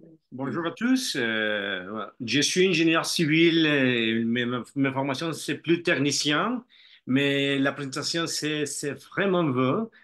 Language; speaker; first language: French; non-native, fluent; Spanish